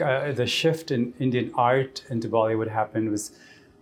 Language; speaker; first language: English; non-native, local second language; Tamil